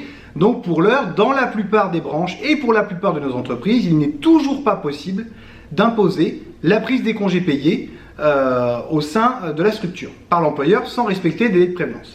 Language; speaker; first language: French; native; French